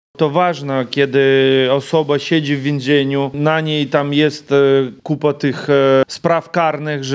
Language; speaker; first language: Polish; non-native, learner; Ukrainian